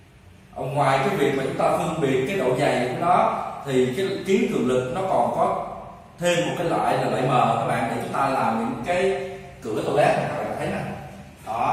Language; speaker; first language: Vietnamese; native; Vietnamese